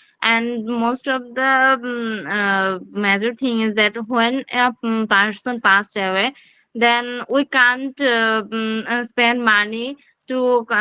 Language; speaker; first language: English; non-native, learner; Bangla